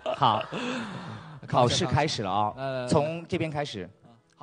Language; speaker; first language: Chinese; native; Chinese